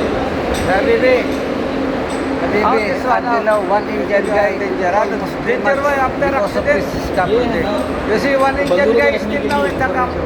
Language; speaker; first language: English; non-native, learner; Filipino